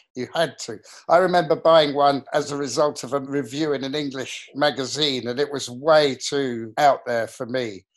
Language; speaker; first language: English; native; English